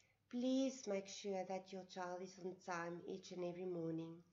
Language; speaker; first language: English; non-native, local second language; Afrikaans